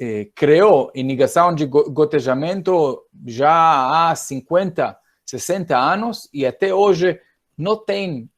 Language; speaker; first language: Portuguese; non-native, fluent; Hebrew